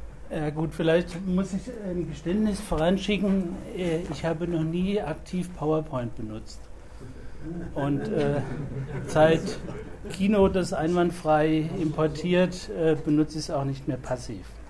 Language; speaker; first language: German; native; German